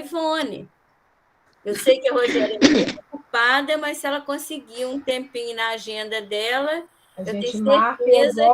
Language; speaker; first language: Portuguese; native; Portuguese